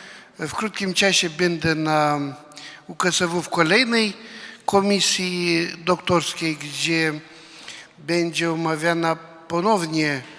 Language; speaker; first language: Polish; non-native, fluent; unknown